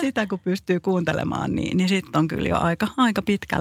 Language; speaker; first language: Finnish; native; Finnish